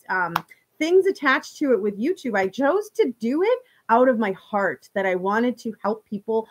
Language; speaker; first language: English; native; English